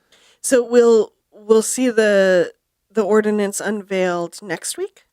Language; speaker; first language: English; native; English